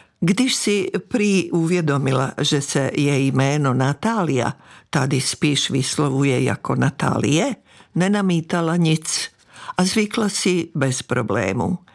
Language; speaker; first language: Czech; non-native, fluent; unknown